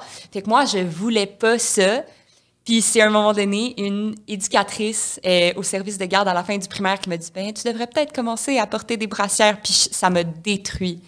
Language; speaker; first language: French; native; French